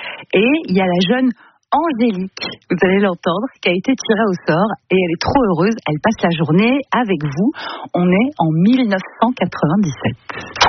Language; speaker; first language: French; native; French